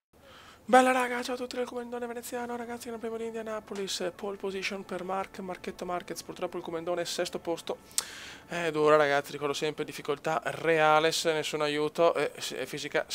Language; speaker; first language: Italian; native; Italian